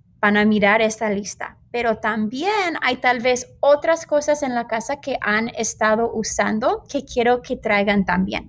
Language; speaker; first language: Spanish; non-native, fluent; English